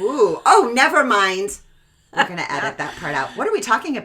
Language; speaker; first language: English; native; English